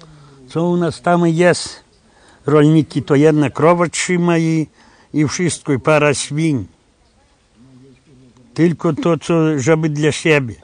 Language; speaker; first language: Polish; non-native, local second language; Belarusian